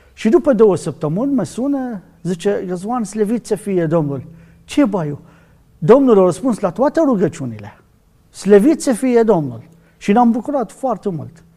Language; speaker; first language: Romanian; non-native, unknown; Arabic